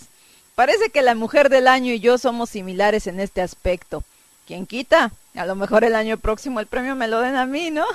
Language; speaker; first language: Spanish; native; Spanish